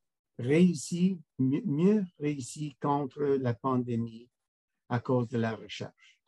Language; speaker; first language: French; non-native, local second language; English